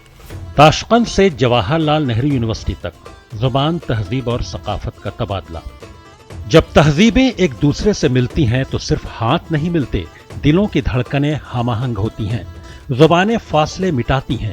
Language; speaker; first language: Hindi; native; Hindi